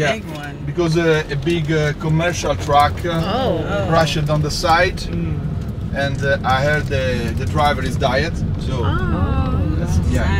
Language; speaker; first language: English; non-native, learner; Italian